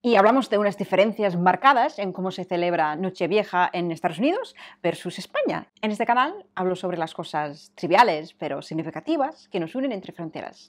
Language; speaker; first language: Spanish; non-native, fluent; English